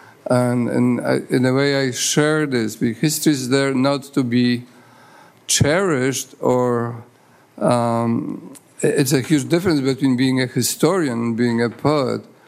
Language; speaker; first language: English; non-native, fluent; Polish